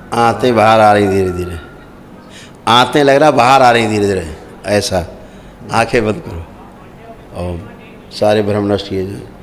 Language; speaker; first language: Hindi; native; Hindi